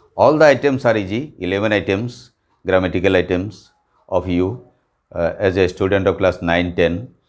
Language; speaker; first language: English; non-native, local second language; Bangla